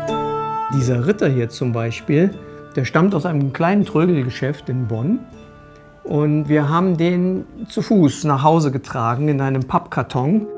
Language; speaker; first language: German; native; German